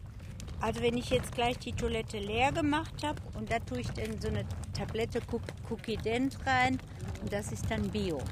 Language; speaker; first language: German; native; German